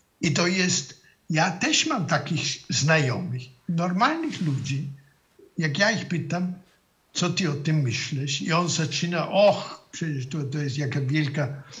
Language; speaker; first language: Polish; non-native, fluent; German